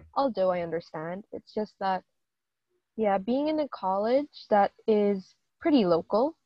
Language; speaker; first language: English; native; English